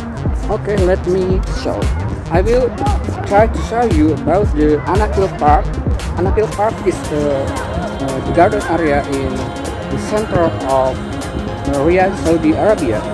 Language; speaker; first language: English; non-native, learner; Indonesian